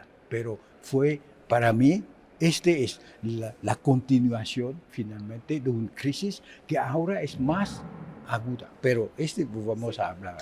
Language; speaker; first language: Spanish; non-native, fluent; Haitian Creole